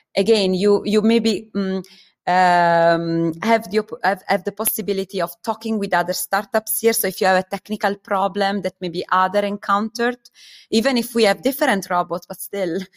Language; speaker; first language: English; non-native, fluent; Italian